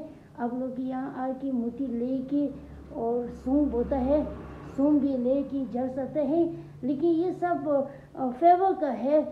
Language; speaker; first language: Hindi; non-native, local second language; Tibetan